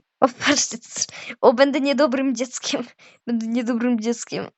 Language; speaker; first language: Polish; native; Polish